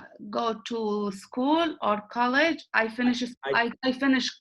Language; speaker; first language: English; non-native, learner; Arabic